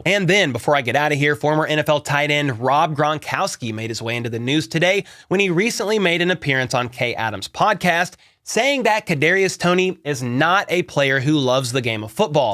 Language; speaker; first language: English; native; English